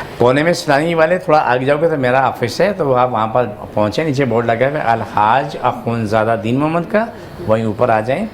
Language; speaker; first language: Urdu; non-native, local second language; Pashto